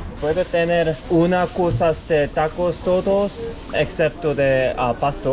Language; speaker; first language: Spanish; non-native, learner; Korean